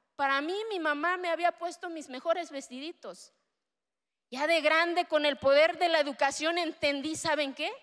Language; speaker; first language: Spanish; early bilingual, other home language; Zapotec